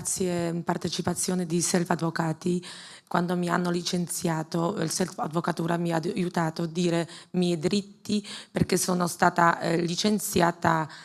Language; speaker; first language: Italian; non-native, learner; Polish